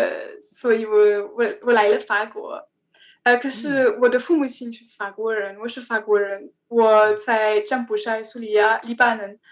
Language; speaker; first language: Chinese; non-native, learner; French